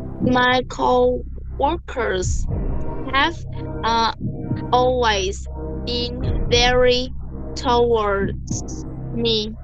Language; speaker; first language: English; non-native, learner; Vietnamese